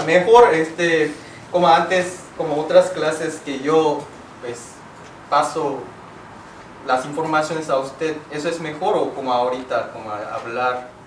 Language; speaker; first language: Spanish; non-native, fluent; Korean